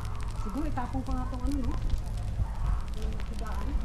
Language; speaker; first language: Filipino; non-native, local second language; Cebuano